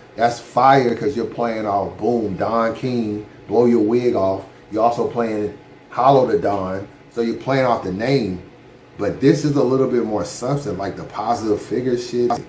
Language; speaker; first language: English; native; English